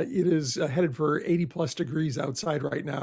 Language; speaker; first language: English; native; English